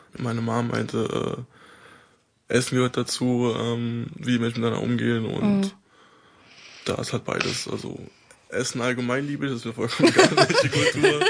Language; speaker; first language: German; native; German